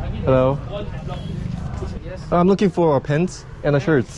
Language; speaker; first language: English; non-native, learner; Korean